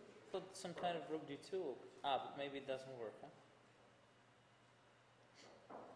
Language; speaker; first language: English; non-native, fluent; Armenian